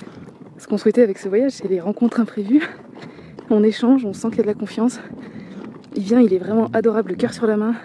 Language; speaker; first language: French; native; French